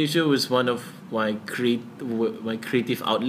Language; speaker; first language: English; non-native, local second language; Malay